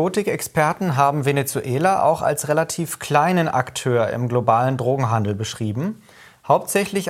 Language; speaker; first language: German; native; German